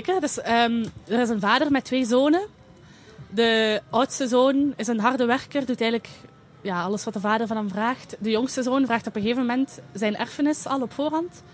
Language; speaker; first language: Dutch; native; Dutch